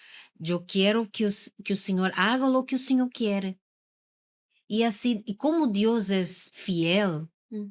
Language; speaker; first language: Spanish; non-native, learner; Portuguese